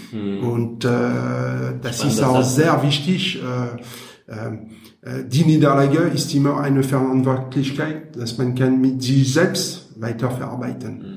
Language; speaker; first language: German; non-native, learner; French